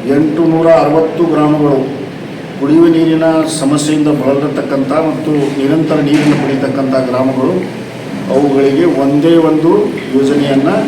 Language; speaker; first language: Kannada; non-native, local second language; Lambadi